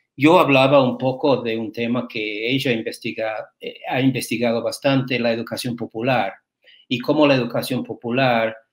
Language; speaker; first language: Spanish; non-native, fluent; English